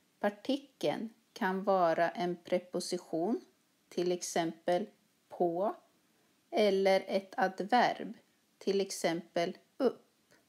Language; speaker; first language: Swedish; native; Swedish